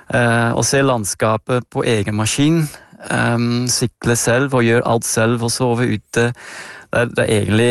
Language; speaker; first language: Norwegian; non-native, fluent; Dutch